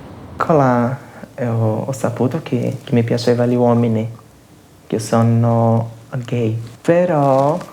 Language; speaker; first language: Italian; non-native, fluent; Portuguese